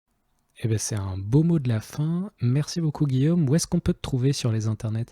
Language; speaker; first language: French; native; French